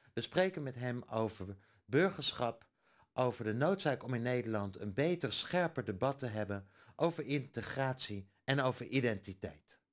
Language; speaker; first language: Dutch; native; Dutch